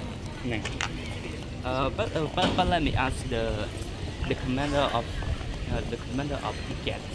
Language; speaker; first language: English; non-native, learner; Khmer